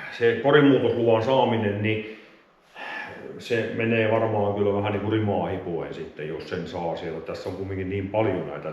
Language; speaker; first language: Finnish; native; Finnish